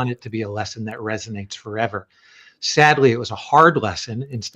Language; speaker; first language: English; native; English